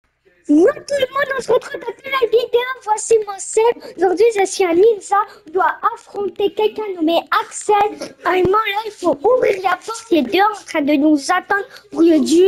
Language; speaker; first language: French; native; French